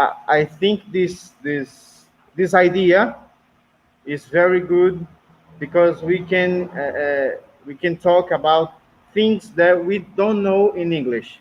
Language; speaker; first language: English; non-native, learner; Portuguese